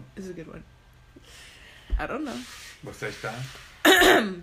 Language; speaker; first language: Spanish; early bilingual, heritage; Spanish